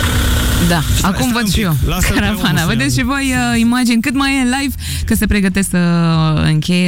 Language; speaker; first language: Romanian; native; Romanian